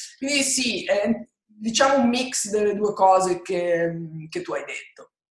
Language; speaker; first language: Italian; native; Italian